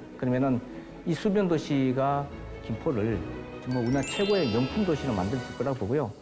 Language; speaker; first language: Korean; native; Korean